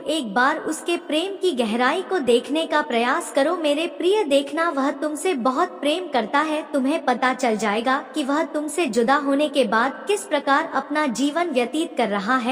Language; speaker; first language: Hindi; native; Hindi